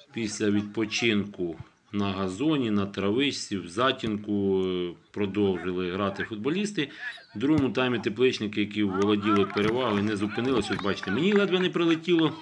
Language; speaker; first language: Ukrainian; native; Ukrainian